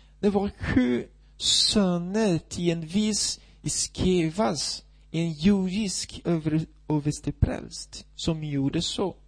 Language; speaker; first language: Swedish; non-native, fluent; Portuguese